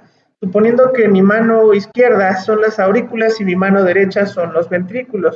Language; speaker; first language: Spanish; native; Spanish